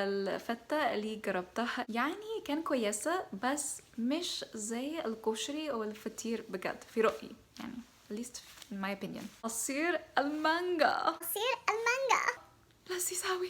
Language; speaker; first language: Arabic; non-native, fluent; English